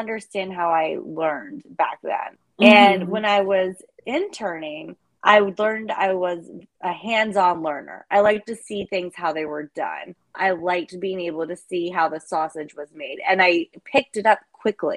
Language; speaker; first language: English; native; English